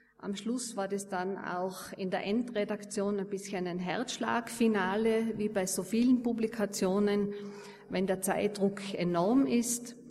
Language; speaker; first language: German; native; German